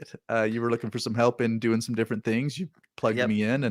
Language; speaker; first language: English; native; English